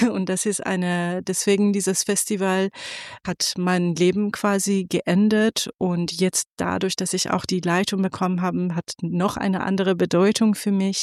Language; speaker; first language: German; non-native, fluent; Persian